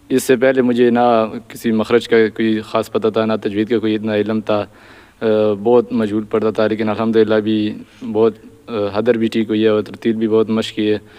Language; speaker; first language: Urdu; non-native, local second language; Pashto